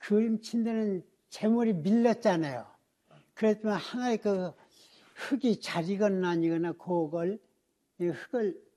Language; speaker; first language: Korean; native; Korean